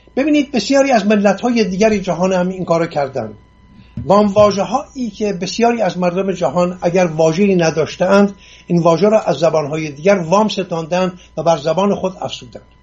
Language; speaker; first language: Persian; non-native, local second language; Assyrian Neo-Aramaic